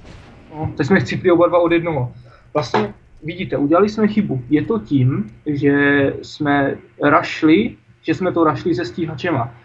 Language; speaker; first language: Czech; native; Czech